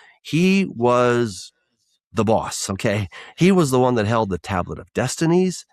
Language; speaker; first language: English; native; English